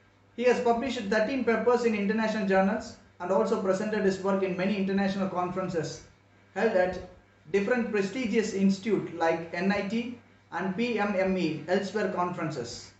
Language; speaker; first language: English; non-native, local second language; Tamil